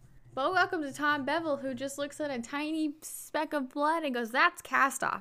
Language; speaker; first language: English; native; English